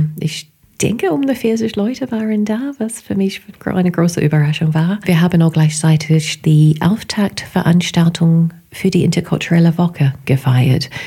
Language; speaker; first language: German; non-native, fluent; English